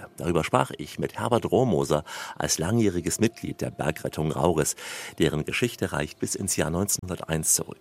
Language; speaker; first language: German; native; German